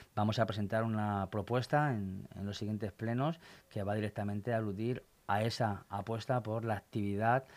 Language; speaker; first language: Spanish; native; Spanish